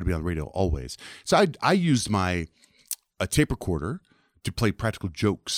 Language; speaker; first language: English; early bilingual, other home language; Spanish